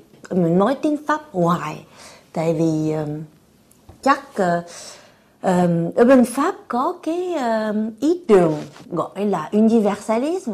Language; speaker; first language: Vietnamese; early bilingual, heritage; Vietnamese